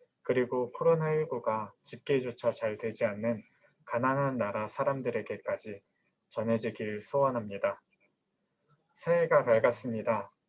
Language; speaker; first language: Korean; native; Korean